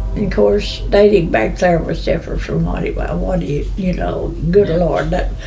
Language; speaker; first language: English; native; English